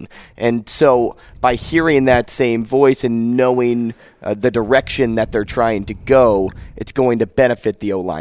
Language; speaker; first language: English; native; English